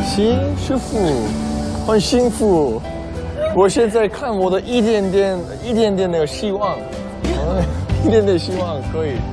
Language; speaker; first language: Chinese; non-native, learner; Korean